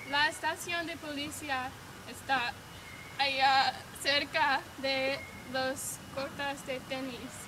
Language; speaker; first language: Spanish; non-native, learner; English